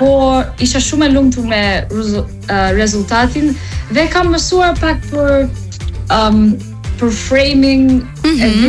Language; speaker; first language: Albanian; early bilingual, heritage; English